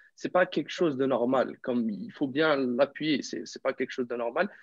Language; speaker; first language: French; non-native, local second language; Arabic